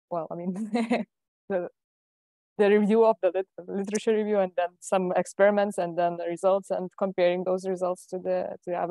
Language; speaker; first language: English; non-native, fluent; Lithuanian